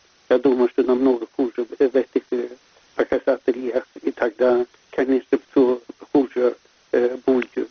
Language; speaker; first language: Russian; non-native, fluent; Swedish